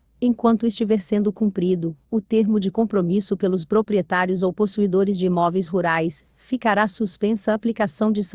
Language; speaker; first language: Portuguese; native; Portuguese